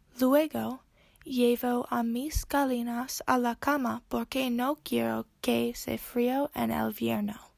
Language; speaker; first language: Spanish; non-native, learner; English